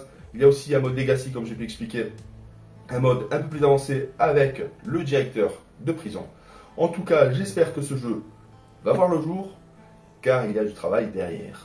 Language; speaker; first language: French; native; French